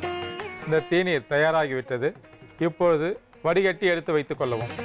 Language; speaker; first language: Tamil; native; Tamil